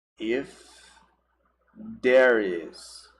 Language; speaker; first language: English; non-native, learner; Portuguese